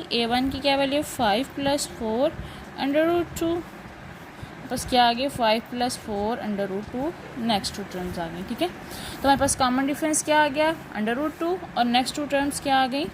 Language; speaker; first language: Hindi; non-native, local second language; Punjabi